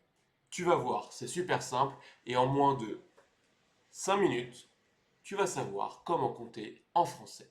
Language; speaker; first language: French; native; French